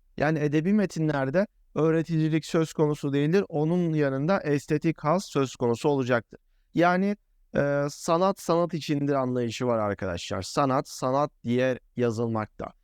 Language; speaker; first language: Turkish; native; Turkish